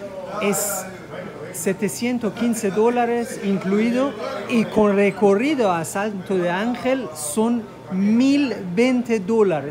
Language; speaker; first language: Spanish; non-native, fluent; German